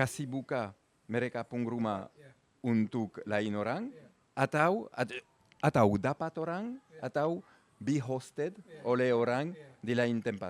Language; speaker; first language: Indonesian; non-native, fluent; French